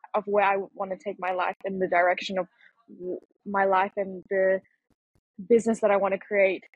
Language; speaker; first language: English; native; English